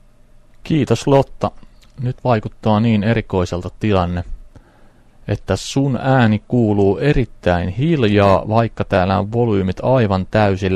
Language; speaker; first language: Finnish; native; Finnish